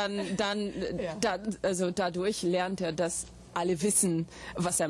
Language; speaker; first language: German; non-native, fluent; English